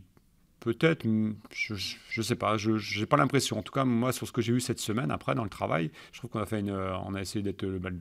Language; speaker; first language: French; native; French